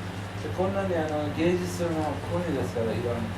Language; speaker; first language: Japanese; non-native, learner; Persian